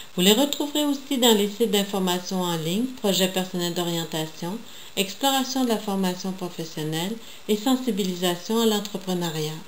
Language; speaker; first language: French; native; French